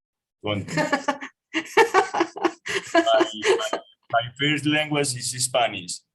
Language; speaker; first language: English; non-native, learner; Spanish